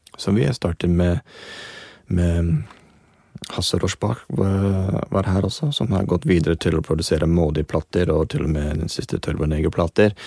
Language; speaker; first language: Norwegian; non-native, fluent; English